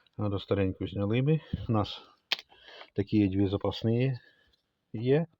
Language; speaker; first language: Ukrainian; native; Ukrainian